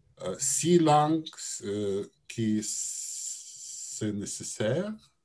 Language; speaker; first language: French; non-native, learner; Russian